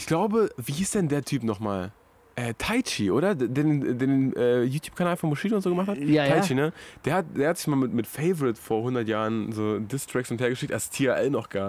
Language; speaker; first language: German; native; German